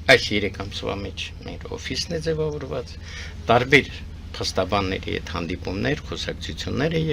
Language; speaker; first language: Armenian; early bilingual, heritage; Armenian